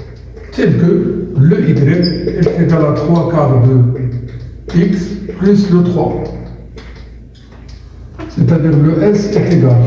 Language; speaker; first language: French; non-native, local second language; Arabic